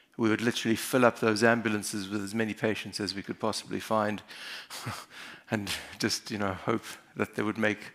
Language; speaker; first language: English; native; English